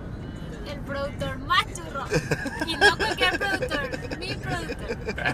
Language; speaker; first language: Spanish; native; Spanish